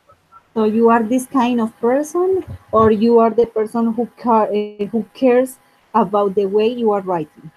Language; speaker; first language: English; non-native, fluent; Spanish